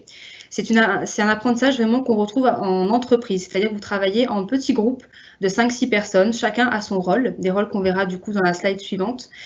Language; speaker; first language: French; native; French